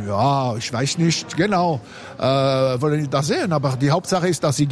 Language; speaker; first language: German; non-native, local second language; French